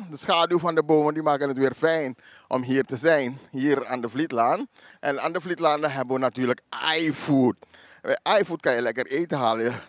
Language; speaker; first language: Dutch; native; Dutch